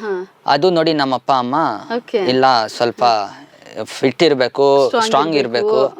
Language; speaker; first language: Kannada; non-native, local second language; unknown